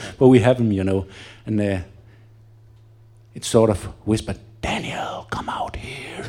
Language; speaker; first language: English; non-native, fluent; Danish